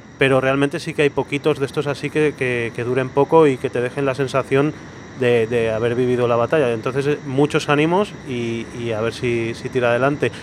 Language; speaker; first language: Spanish; non-native, local second language; Catalan